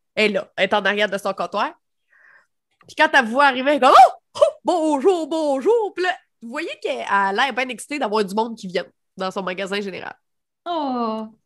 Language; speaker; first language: French; native; French